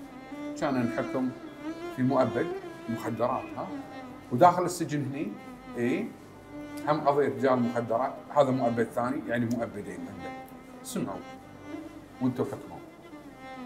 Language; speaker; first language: Arabic; native; Arabic